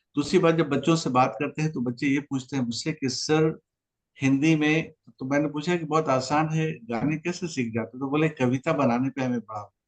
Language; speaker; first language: Hindi; native; Hindi